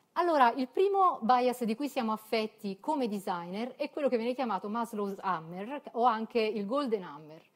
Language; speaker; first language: Italian; native; Italian